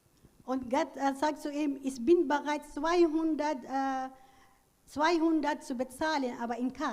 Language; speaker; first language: German; non-native, learner; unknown